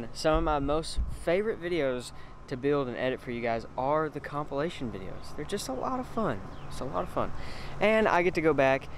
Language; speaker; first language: English; native; English